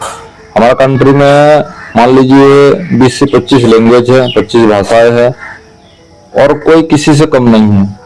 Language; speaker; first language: Hindi; non-native, local second language; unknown